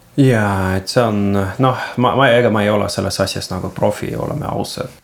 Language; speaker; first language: Estonian; non-native, local second language; Russian